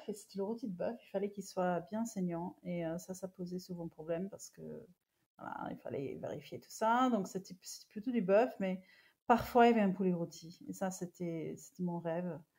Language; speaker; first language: French; non-native, fluent; English